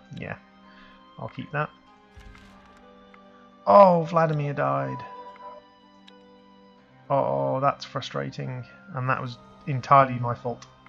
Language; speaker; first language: English; native; English